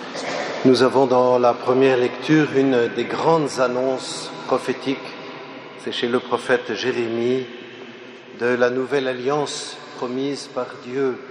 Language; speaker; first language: French; native; French